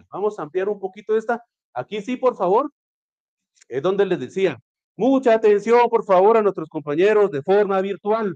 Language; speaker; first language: Spanish; native; Spanish